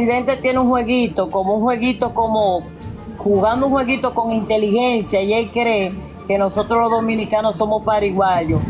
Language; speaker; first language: Spanish; native; Spanish